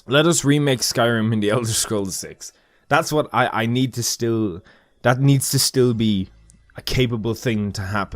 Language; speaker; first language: English; native; English